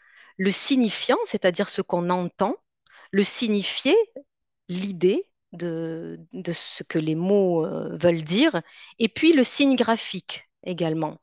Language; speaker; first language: French; native; French